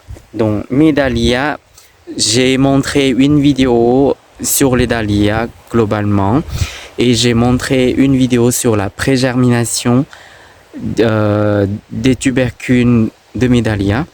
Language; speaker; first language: French; non-native, fluent; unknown